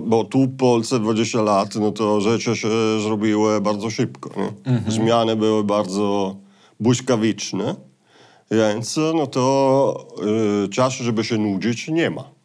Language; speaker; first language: Polish; non-native, fluent; Italian